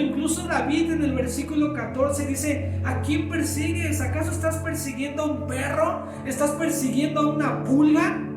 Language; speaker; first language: Spanish; native; Spanish